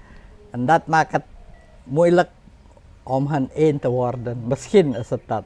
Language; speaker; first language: Dutch; non-native, fluent; Indonesian